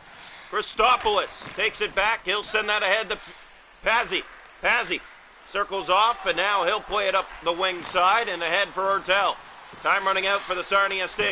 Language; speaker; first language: English; native; English